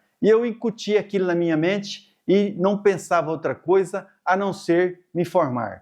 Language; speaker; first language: Portuguese; native; Portuguese